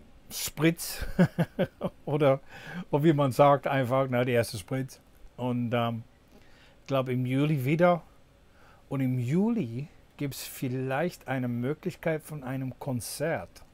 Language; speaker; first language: German; non-native, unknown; English